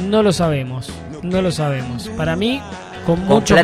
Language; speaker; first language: Spanish; native; Spanish